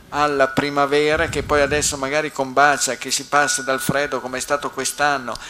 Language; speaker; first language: Italian; native; Italian